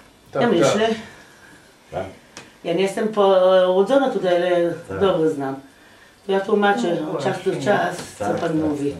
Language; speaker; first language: Polish; early bilingual, heritage; Polish